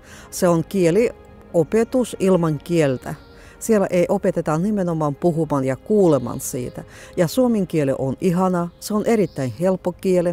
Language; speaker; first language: Finnish; non-native, fluent; Russian